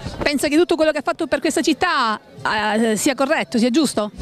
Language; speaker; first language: Italian; native; Italian